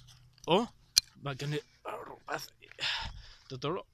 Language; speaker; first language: Welsh; non-native, learner; English